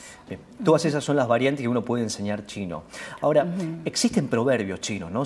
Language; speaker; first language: Spanish; native; Spanish